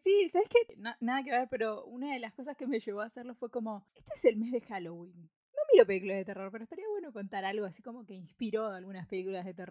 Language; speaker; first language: Spanish; native; Spanish